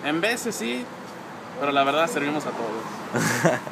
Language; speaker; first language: Spanish; early bilingual, heritage; Spanish